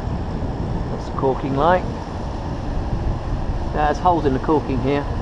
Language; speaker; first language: English; native; English